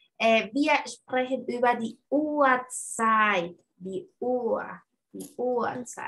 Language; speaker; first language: German; non-native, fluent; Spanish